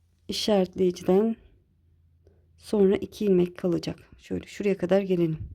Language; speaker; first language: Turkish; native; Turkish